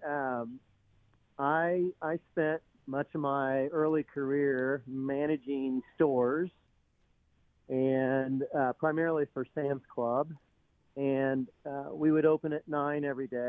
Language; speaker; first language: English; native; English